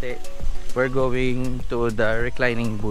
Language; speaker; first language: English; non-native, local second language; Filipino